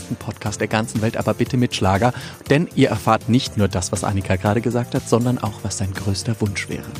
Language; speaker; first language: German; non-native, fluent; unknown